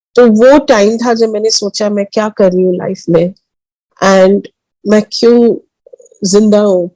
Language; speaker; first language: Hindi; early bilingual, heritage; Hindi